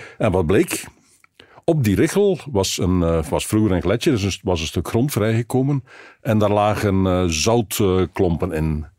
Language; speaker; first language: Dutch; native; Dutch